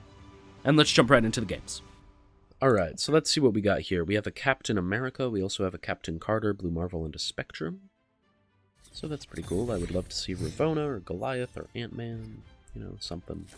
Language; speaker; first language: English; native; English